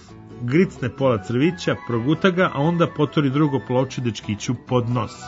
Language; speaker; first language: Croatian; native; Croatian